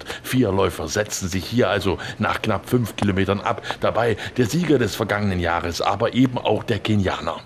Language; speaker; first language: German; native; German